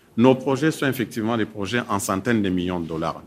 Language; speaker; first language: French; non-native, local second language; Swahili